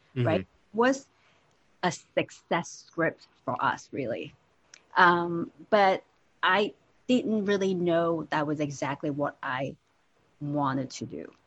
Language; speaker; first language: English; non-native, local second language; Cantonese